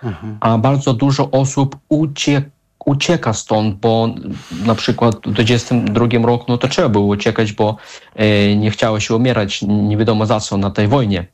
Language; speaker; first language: Polish; non-native, fluent; Russian